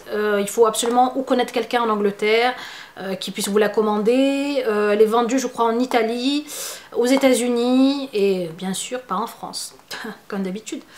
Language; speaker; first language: French; native; French